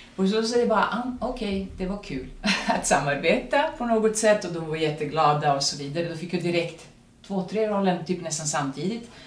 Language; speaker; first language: Swedish; non-native, fluent; Serbian